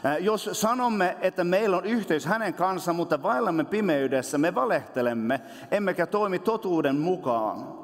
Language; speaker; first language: Finnish; non-native, local second language; Swedish